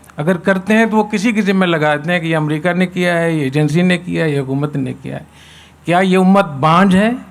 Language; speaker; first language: Urdu; native; Urdu